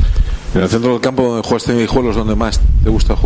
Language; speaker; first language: Spanish; native; Spanish